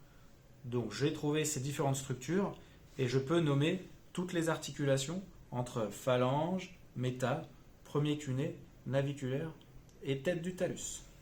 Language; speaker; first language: French; native; French